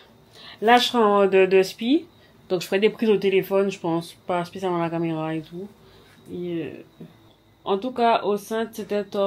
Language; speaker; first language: French; native; French